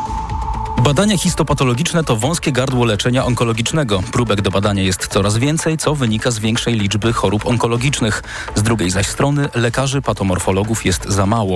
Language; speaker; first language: Polish; native; Polish